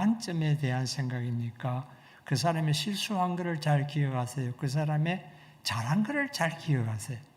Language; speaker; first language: Korean; native; Korean